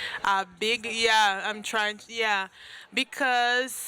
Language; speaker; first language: English; non-native, learner; Portuguese